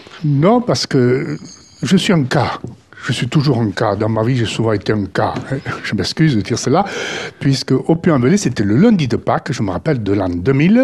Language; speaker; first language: French; native; French